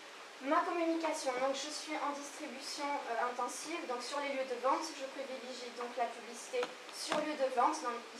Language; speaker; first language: French; native; French